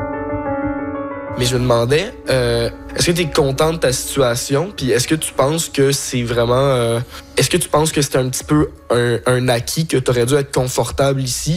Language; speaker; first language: French; native; French